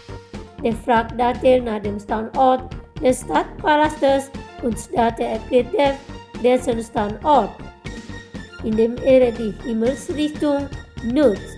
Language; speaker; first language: German; non-native, fluent; Indonesian